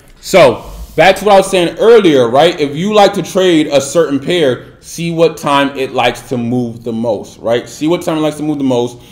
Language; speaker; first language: English; native; English